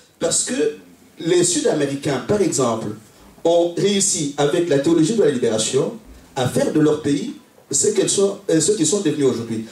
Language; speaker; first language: French; non-native, local second language; Luba-Lulua